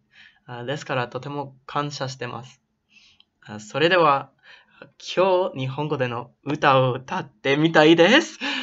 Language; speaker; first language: Japanese; non-native, learner; English